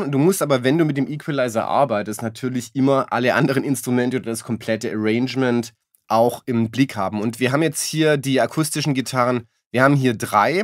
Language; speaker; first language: German; native; German